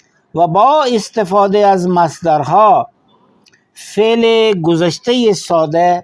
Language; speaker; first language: Persian; non-native, fluent; Urdu